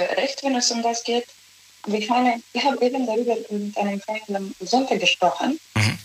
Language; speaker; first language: German; non-native, learner; Serbian